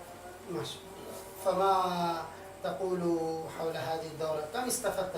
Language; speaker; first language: Arabic; non-native, fluent; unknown